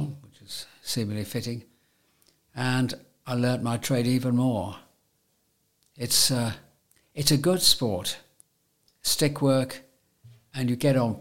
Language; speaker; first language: English; native; English